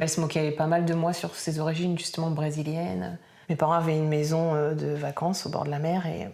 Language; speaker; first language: French; native; French